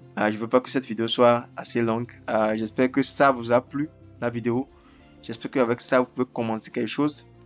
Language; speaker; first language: French; non-native, local second language; Ewe